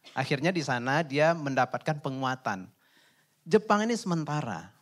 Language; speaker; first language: Indonesian; native; Indonesian